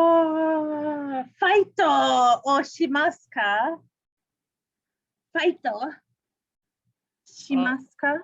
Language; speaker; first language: Japanese; non-native, fluent; English